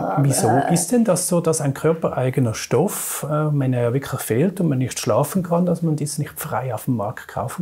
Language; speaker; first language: German; native; German